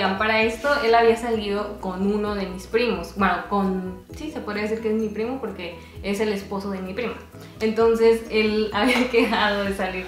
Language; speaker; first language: Spanish; native; Spanish